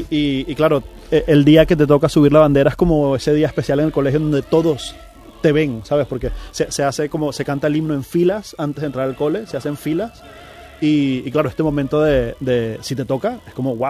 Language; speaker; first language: Spanish; native; Spanish